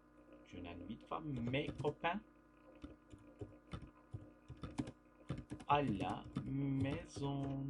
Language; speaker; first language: French; non-native, fluent; Turkish